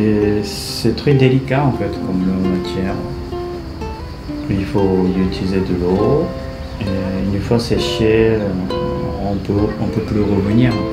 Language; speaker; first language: French; non-native, fluent; Japanese